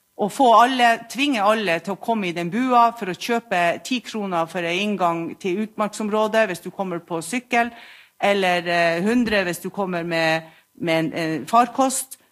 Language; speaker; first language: Norwegian; native; Norwegian